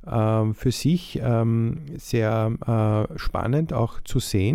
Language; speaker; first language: German; native; German